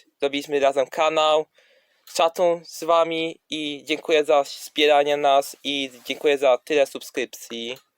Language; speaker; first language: Polish; non-native, learner; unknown